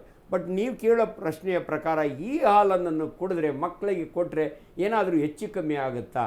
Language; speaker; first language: Kannada; native; Kannada